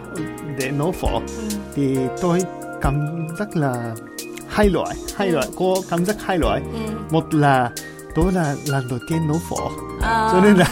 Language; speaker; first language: Vietnamese; non-native, learner; Japanese